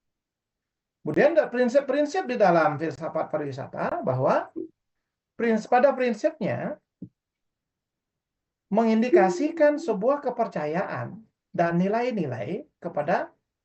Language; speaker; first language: Indonesian; non-native, local second language; Balinese